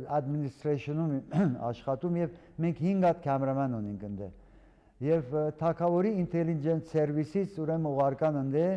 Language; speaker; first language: Armenian; early bilingual, heritage; Armenian